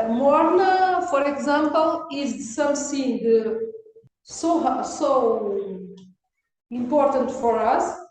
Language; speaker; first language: English; non-native, learner; Kabuverdianu